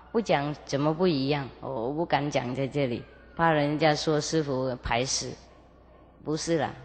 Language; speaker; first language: Chinese; non-native, fluent; Vietnamese